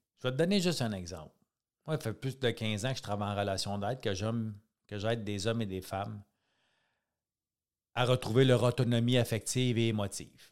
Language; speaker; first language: French; native; French